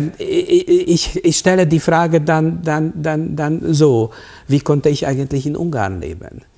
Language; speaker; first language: German; non-native, fluent; Hungarian